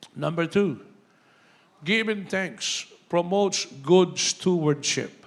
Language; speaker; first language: English; non-native, local second language; Filipino